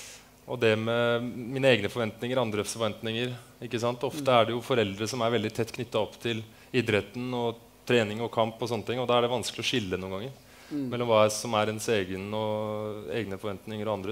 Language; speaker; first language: Norwegian; native; Norwegian